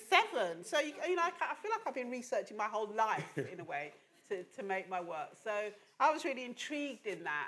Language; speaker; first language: English; native; English